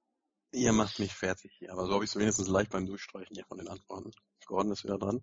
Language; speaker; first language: German; native; German